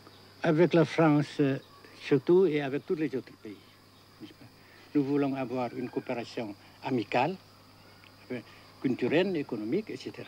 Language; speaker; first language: French; non-native, local second language; Vietnamese